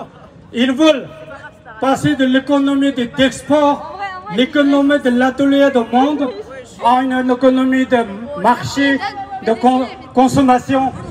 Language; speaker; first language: French; non-native, fluent; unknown